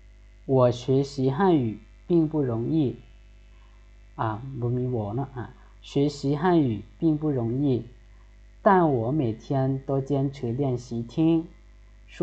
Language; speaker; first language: Chinese; non-native, fluent; Lao